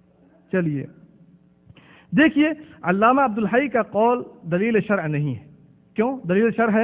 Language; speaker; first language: Urdu; native; Urdu